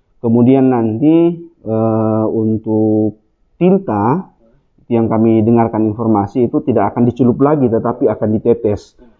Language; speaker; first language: Indonesian; native; Indonesian